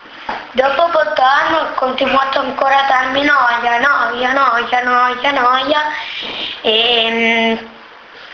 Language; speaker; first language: Italian; early bilingual, other home language; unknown